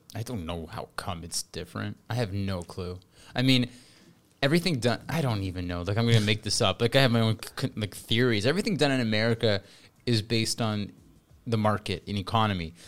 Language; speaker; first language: English; early bilingual, other home language; Russian